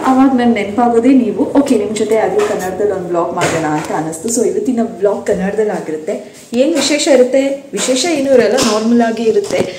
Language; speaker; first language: Kannada; non-native, local second language; Tulu